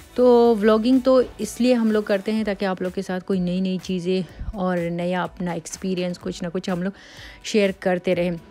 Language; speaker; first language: Urdu; native; Urdu